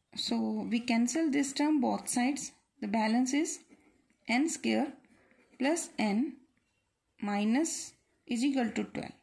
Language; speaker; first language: English; non-native, local second language; Hindi